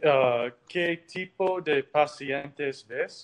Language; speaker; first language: Spanish; non-native, learner; English